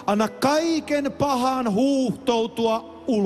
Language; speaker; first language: Finnish; native; Finnish